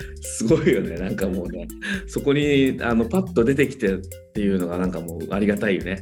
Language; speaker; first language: Japanese; native; Japanese